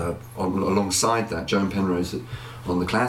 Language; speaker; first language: English; native; English